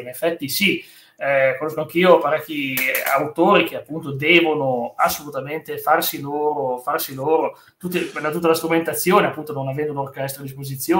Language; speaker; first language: Italian; native; Italian